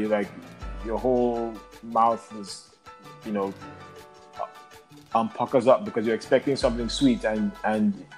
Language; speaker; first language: English; non-native, local second language; Yoruba